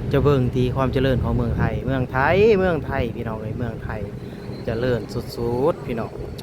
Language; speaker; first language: Thai; native; Thai